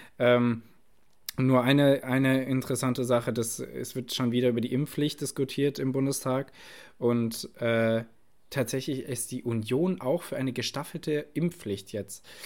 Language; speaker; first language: German; native; German